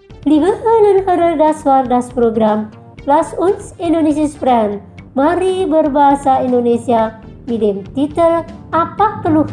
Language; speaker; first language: German; non-native, fluent; Indonesian